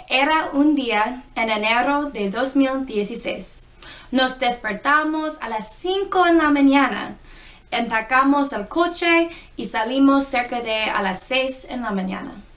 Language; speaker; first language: Spanish; non-native, learner; English